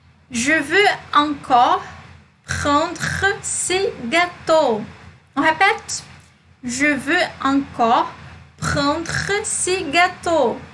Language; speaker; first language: French; non-native, fluent; Portuguese